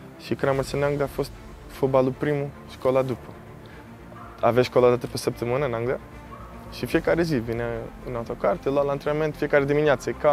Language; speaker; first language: Romanian; early bilingual, heritage; Romanian